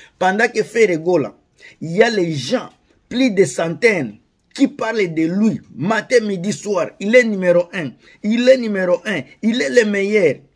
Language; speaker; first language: French; non-native, local second language; Lingala